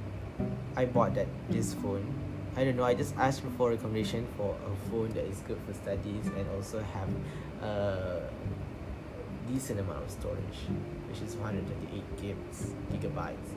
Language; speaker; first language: English; non-native, local second language; Malay